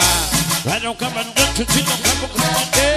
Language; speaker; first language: Spanish; native; Spanish